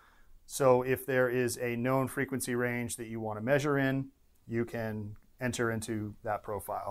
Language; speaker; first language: English; native; English